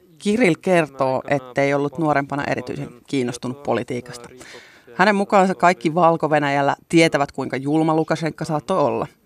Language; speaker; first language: Finnish; native; Finnish